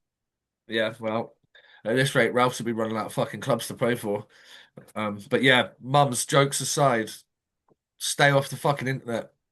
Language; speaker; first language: English; native; English